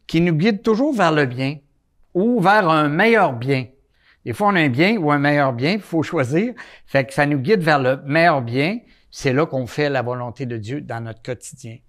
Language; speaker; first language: French; native; French